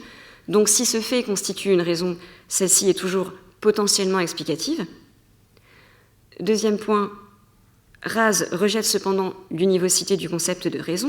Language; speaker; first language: French; native; French